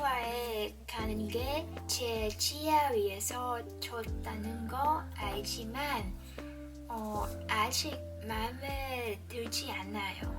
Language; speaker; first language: Korean; non-native, learner; English